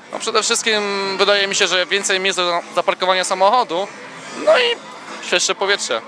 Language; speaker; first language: Polish; native; Polish